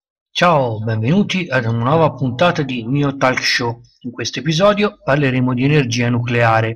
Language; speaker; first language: Italian; native; Italian